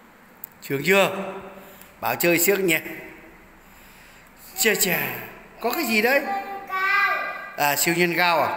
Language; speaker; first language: Vietnamese; native; Vietnamese